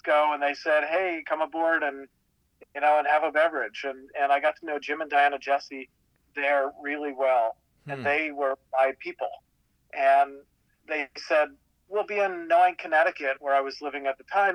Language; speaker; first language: English; native; English